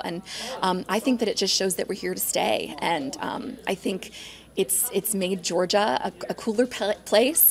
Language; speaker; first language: English; native; English